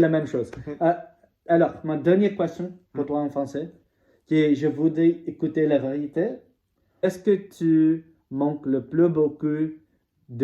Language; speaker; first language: French; non-native, learner; English